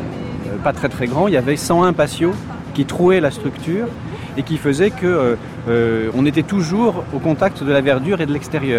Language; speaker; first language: French; native; French